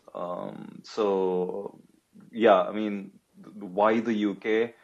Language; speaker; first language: English; non-native, local second language; Telugu